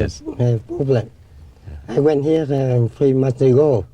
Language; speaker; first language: English; non-native, fluent; Vietnamese